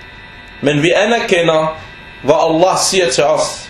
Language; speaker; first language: Danish; non-native, fluent; Arabic